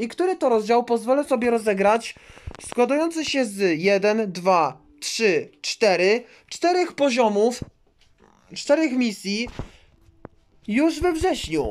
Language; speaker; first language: Polish; native; Polish